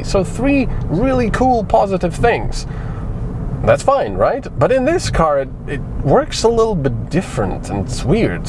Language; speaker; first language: English; non-native, fluent; Slovenian